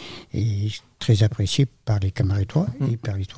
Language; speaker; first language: French; native; French